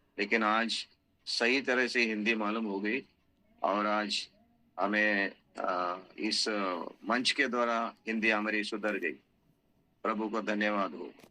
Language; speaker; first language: Hindi; non-native, local second language; Marathi